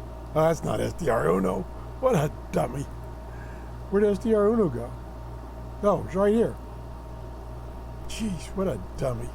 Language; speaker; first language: English; native; English